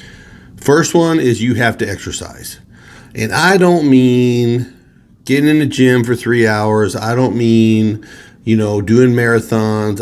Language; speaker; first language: English; native; English